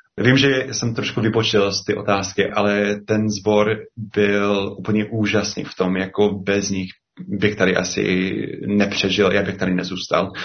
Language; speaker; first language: Czech; non-native, fluent; English